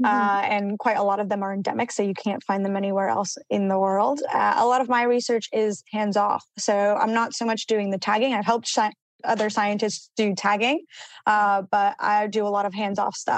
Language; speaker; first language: English; early bilingual, other home language; Spanish